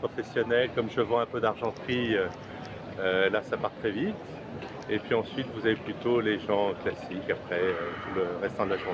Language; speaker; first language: French; native; French